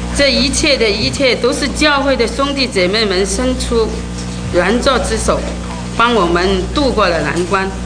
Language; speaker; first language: Chinese; non-native, local second language; Cantonese